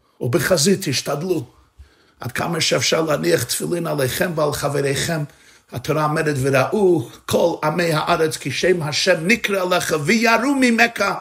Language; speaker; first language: Hebrew; non-native, fluent; English